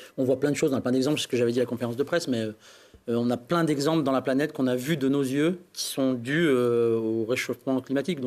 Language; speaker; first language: French; native; French